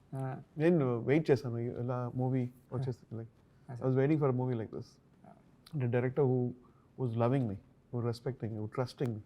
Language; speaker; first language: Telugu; non-native, learner; Tamil